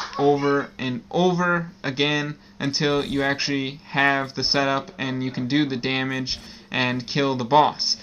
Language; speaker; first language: English; native; English